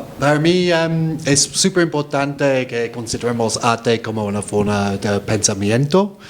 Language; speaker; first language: Spanish; non-native, fluent; English